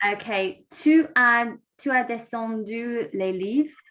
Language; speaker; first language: French; non-native, learner; English